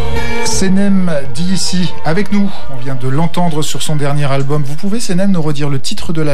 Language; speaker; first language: French; native; French